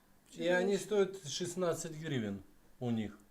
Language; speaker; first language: Russian; native; Russian